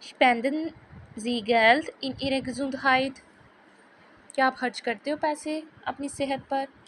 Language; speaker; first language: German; non-native, learner; Urdu